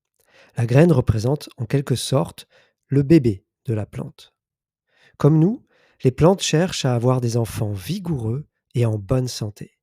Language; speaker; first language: French; native; French